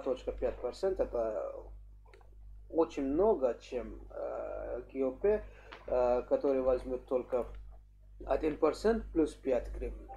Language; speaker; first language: Russian; non-native, learner; English